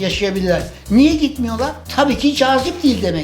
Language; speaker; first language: Turkish; native; Turkish